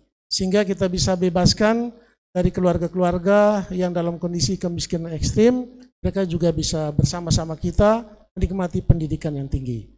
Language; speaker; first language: Indonesian; native; Indonesian